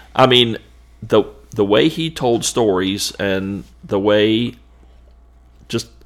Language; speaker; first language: English; native; English